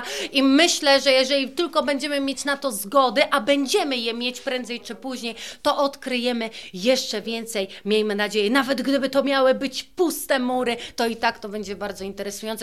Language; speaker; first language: Polish; native; Polish